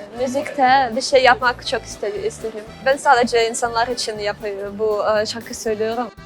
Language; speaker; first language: Turkish; non-native, learner; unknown